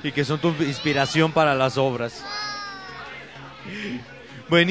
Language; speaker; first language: Spanish; native; Spanish